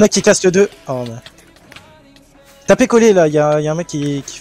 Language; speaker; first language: French; native; French